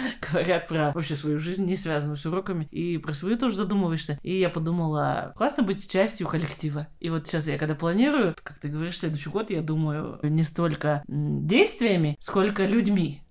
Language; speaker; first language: Russian; non-native, local second language; Kazakh